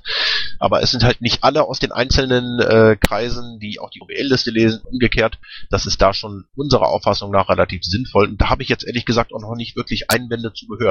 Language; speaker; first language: German; native; German